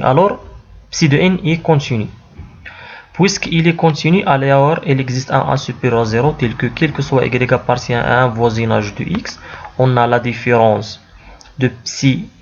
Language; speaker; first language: French; non-native, local second language; Arabic